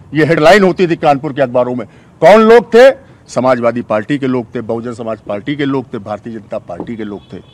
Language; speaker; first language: Hindi; native; Hindi